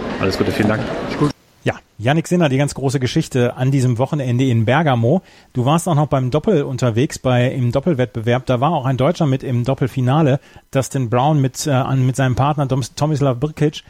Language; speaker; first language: German; native; German